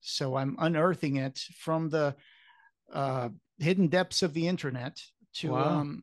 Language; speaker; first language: English; non-native, fluent; Portuguese